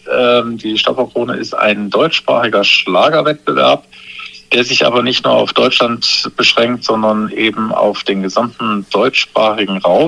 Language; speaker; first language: German; native; German